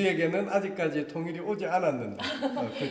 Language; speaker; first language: Korean; native; Korean